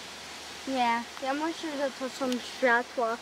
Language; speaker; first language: Polish; early bilingual, heritage; Polish